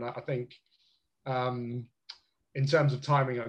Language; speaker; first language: English; native; English